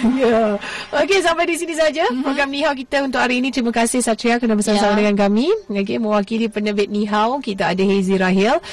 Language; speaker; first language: Malay; native; Malay